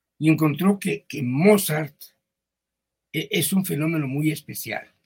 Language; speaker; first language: Spanish; early bilingual, other home language; Yiddish